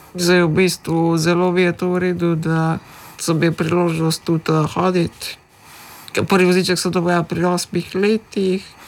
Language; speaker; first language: Slovenian; early bilingual, other home language; Macedonian